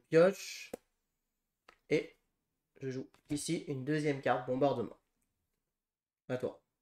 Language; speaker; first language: French; native; French